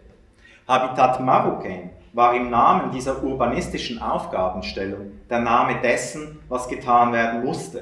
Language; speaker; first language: German; native; German